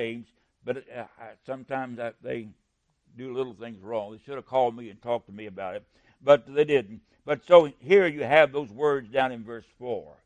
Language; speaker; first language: English; native; English